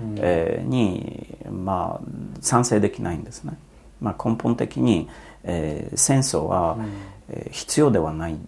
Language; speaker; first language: Japanese; non-native, fluent; Polish